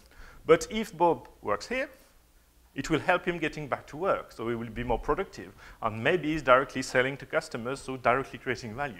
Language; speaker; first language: English; non-native, fluent; French